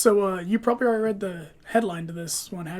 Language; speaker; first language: English; native; English